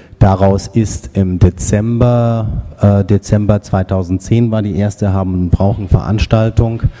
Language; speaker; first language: German; native; German